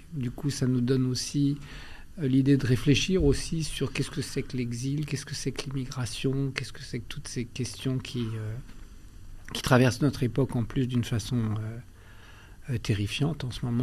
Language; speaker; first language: French; early bilingual, other home language; Albanian